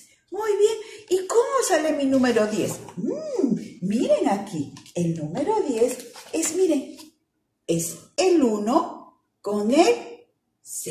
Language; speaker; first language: Spanish; native; Spanish